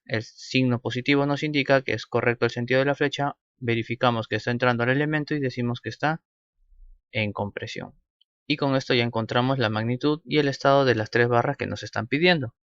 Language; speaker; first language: Spanish; native; Spanish